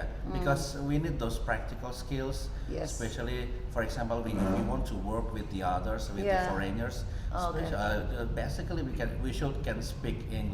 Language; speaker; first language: English; non-native, fluent; Indonesian